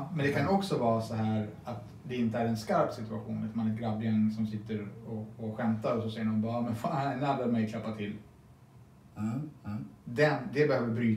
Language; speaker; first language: Swedish; native; Swedish